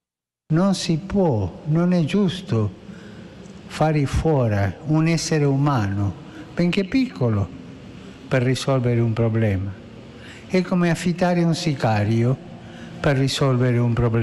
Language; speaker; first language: Italian; non-native, fluent; Spanish